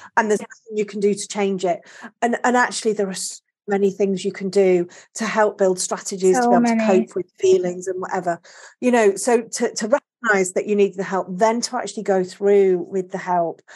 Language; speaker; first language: English; native; English